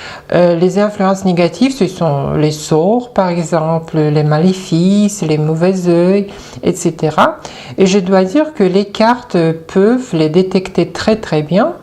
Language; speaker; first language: French; non-native, fluent; Russian